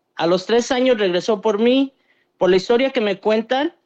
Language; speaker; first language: Spanish; early bilingual, heritage; Spanish